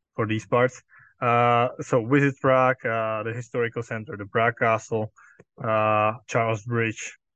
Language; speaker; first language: English; non-native, fluent; Czech